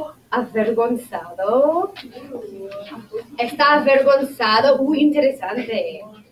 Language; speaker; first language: Spanish; non-native, fluent; English